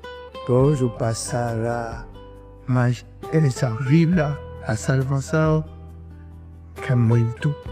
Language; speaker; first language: Portuguese; non-native, learner; Lingala